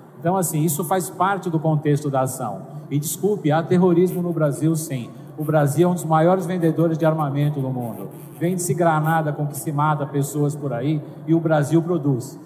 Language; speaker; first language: Portuguese; native; Portuguese